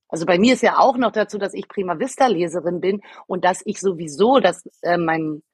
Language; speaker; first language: German; native; German